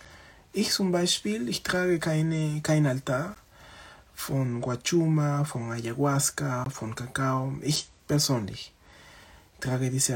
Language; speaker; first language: German; non-native, fluent; Spanish